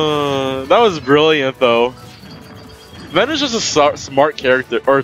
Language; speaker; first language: English; native; English